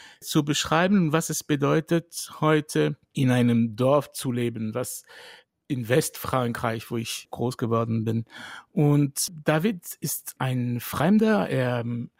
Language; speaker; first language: German; non-native, fluent; French